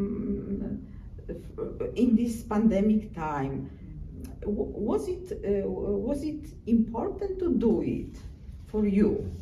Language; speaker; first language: English; non-native, learner; Polish